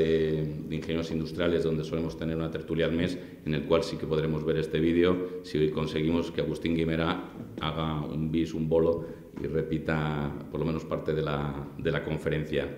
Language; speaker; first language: Spanish; native; Spanish